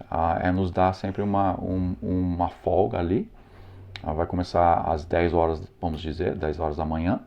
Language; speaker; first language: Portuguese; non-native, fluent; English